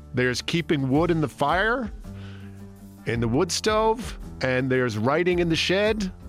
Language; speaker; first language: English; native; English